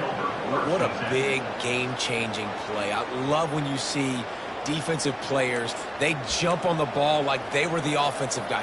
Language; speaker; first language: English; native; English